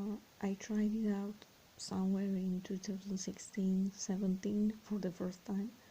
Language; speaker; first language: English; non-native, fluent; Serbian